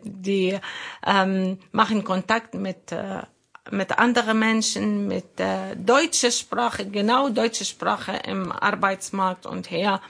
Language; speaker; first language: German; non-native, fluent; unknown